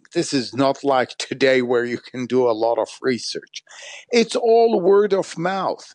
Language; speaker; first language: English; non-native, fluent; Arabic